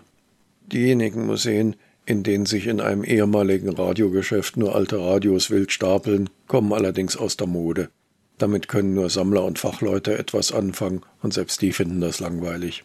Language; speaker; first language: German; native; German